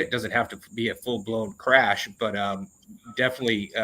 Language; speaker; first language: English; native; English